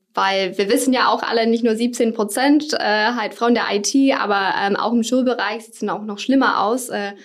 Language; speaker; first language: German; non-native, fluent; English